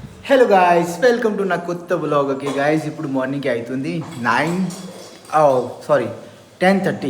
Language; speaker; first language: Telugu; non-native, learner; Hindi